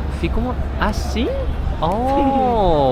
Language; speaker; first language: Portuguese; non-native, learner; Indonesian